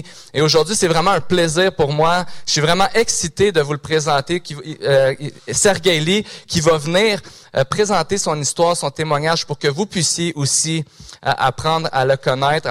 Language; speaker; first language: French; native; French